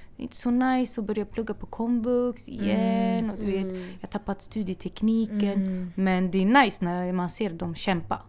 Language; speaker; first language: Swedish; native; Swedish